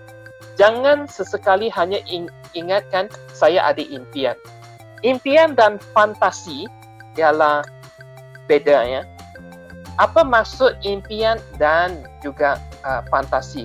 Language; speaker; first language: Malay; non-native, local second language; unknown